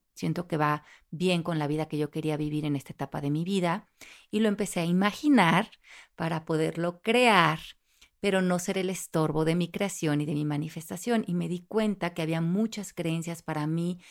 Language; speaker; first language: Spanish; native; Spanish